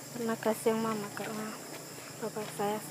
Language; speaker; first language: Indonesian; non-native, local second language; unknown